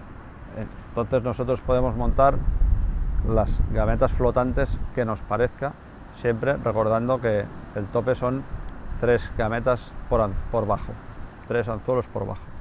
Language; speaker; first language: Spanish; native; Spanish